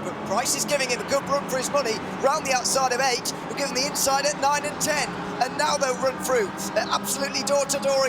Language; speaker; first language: English; native; English